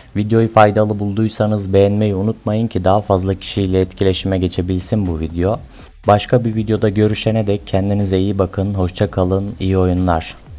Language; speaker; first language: Turkish; native; Turkish